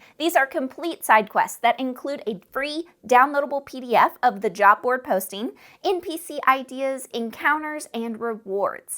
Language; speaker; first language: English; native; English